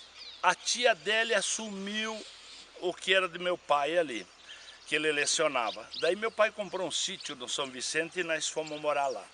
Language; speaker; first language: Portuguese; native; Portuguese